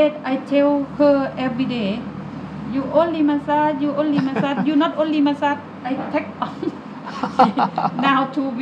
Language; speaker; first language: English; non-native, learner; Thai